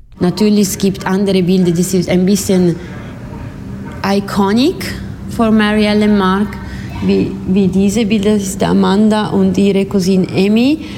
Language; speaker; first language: German; non-native, learner; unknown